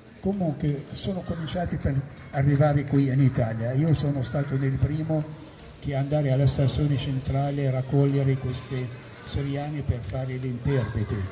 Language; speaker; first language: Italian; non-native, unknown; Arabic